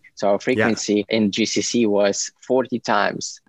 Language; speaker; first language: English; non-native, fluent; Ukrainian